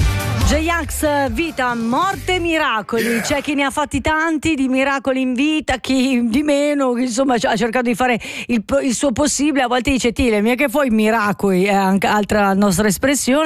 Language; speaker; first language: Italian; native; Italian